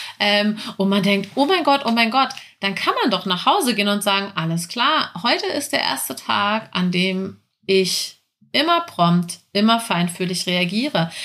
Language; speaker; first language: German; native; German